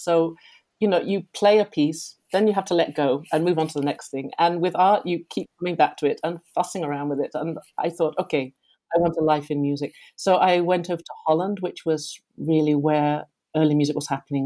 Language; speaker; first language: English; native; English